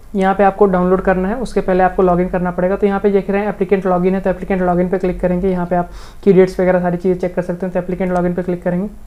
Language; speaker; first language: Hindi; native; Hindi